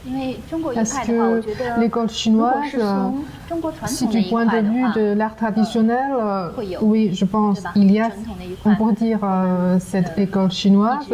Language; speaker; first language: French; non-native, learner; Chinese